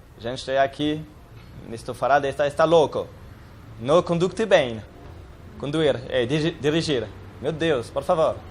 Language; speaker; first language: Portuguese; non-native, learner; French